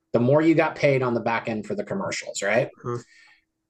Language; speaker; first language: English; native; English